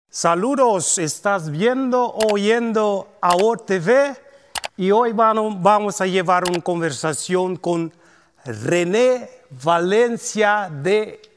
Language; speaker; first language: Spanish; non-native, fluent; Papiamento